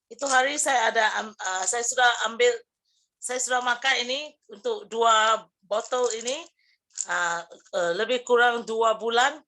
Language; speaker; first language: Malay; non-native, local second language; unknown